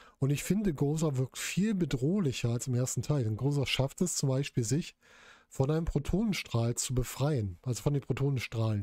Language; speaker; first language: German; native; German